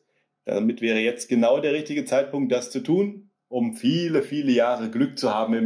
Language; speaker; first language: German; native; German